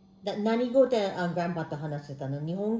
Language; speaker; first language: Japanese; early bilingual, heritage; Japanese